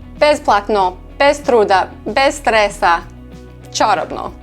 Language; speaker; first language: Croatian; non-native, learner; English